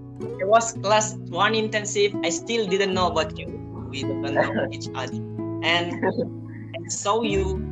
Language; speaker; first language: English; non-native, fluent; Indonesian